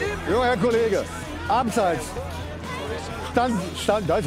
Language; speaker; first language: German; native; German